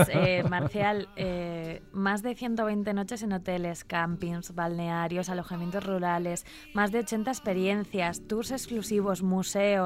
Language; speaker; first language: Spanish; native; Spanish